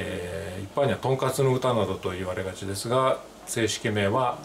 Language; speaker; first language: Japanese; native; Japanese